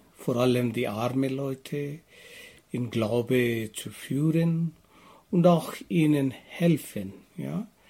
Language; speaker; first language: German; non-native, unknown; Telugu